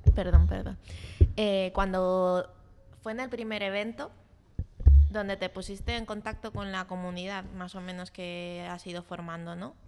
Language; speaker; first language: Spanish; native; Spanish